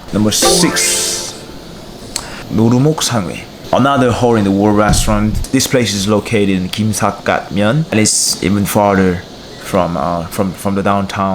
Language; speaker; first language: English; non-native, learner; Korean